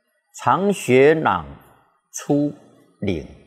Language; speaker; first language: Chinese; native; Chinese